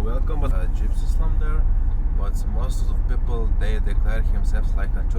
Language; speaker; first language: English; non-native, fluent; Turkish